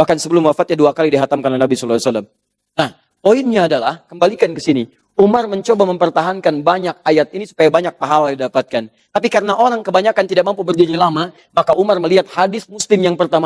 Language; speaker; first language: Indonesian; native; Indonesian